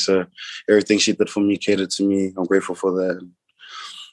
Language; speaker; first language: English; non-native, local second language; Samoan